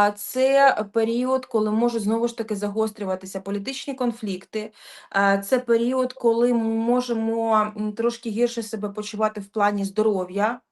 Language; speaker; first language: Ukrainian; non-native, local second language; Russian